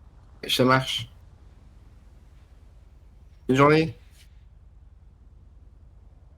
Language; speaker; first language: French; native; French